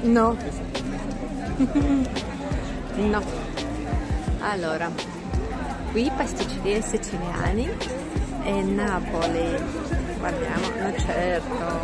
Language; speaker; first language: Italian; non-native, learner; Russian